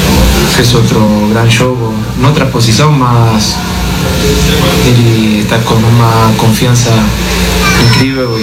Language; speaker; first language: Portuguese; non-native, fluent; Spanish